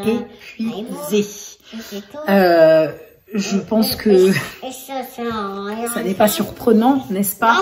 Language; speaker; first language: French; native; French